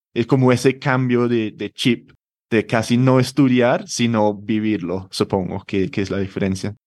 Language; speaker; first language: Spanish; non-native, fluent; English